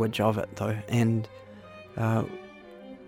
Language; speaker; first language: English; native; English